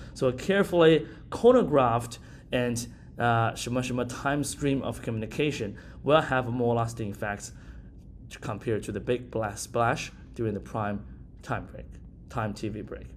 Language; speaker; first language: English; non-native, fluent; Chinese